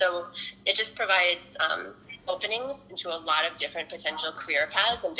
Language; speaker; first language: English; native; English